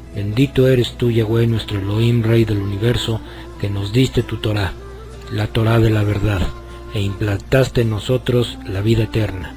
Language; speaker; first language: Spanish; native; Spanish